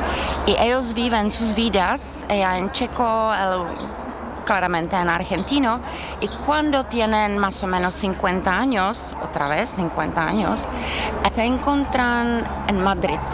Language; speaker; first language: Spanish; non-native, fluent; Czech